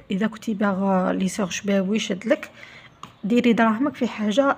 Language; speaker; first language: Arabic; native; Arabic